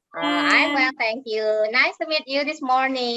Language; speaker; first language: English; non-native, fluent; Indonesian